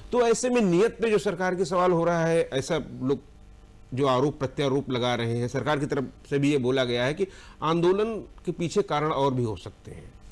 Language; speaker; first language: Hindi; native; Hindi